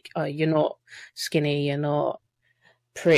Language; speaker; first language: English; native; English